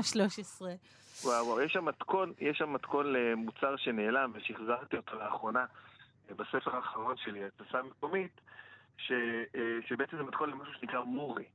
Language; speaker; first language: Hebrew; native; Hebrew